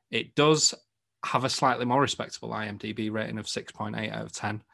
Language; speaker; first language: English; native; English